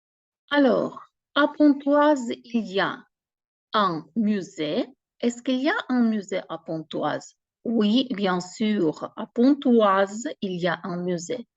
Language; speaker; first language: French; non-native, fluent; Ukrainian